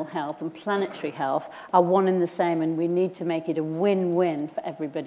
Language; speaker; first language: English; native; English